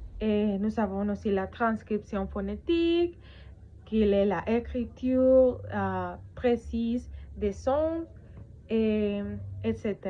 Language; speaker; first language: French; non-native, learner; Spanish